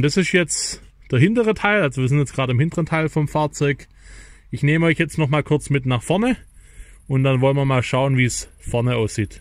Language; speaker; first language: German; native; German